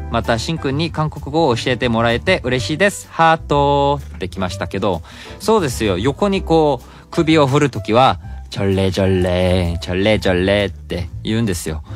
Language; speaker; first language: Japanese; non-native, fluent; Korean